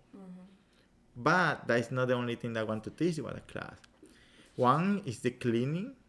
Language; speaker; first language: English; non-native, fluent; Spanish